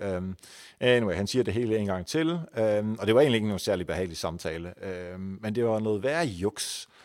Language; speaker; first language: Danish; non-native, fluent; Dutch